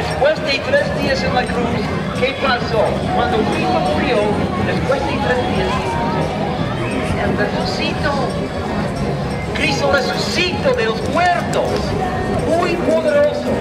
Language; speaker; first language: Spanish; non-native, learner; English